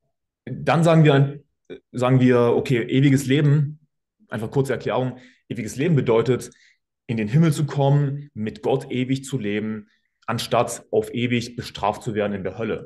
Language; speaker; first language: German; native; German